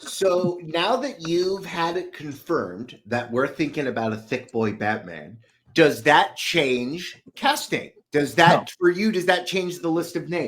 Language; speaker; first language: English; native; English